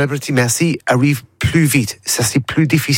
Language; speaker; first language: French; non-native, learner; English